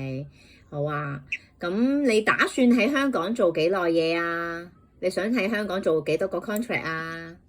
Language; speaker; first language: Cantonese; native; Cantonese